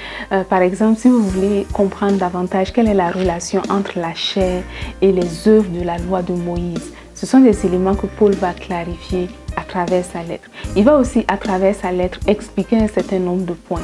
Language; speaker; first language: French; native; French